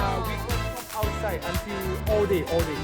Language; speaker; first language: English; non-native, learner; Thai